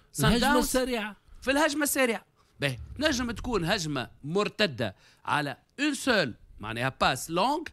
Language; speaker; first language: Arabic; native; Arabic